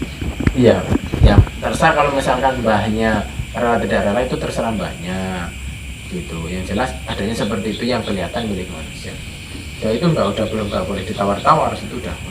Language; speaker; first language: Indonesian; native; Indonesian